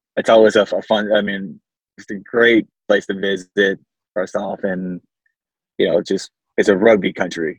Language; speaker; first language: English; early bilingual, other home language; Samoan